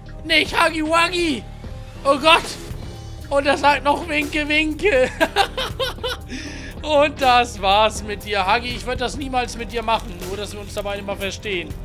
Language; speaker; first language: German; native; German